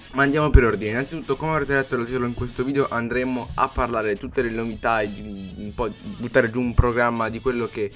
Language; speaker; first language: Italian; native; Italian